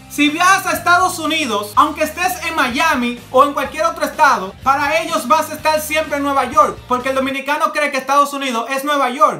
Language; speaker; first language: Spanish; native; Spanish